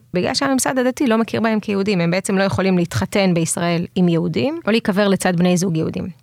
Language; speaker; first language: Hebrew; early bilingual, other home language; Russian